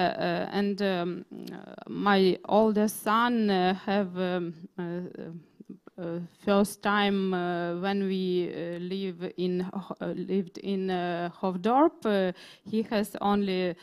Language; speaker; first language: English; non-native, learner; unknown